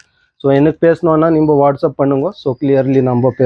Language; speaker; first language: Tamil; non-native, local second language; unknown